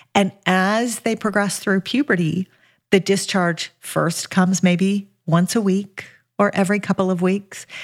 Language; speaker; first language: English; native; English